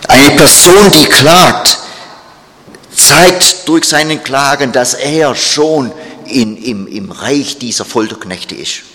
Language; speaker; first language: German; non-native, fluent; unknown